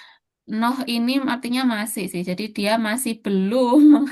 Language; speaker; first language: Indonesian; native; Indonesian